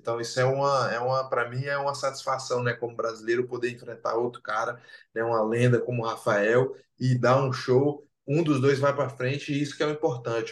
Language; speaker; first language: Portuguese; native; Portuguese